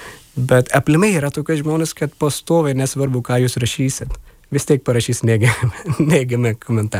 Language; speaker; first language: Lithuanian; non-native, fluent; Urdu